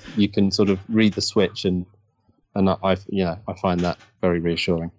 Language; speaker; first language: English; native; English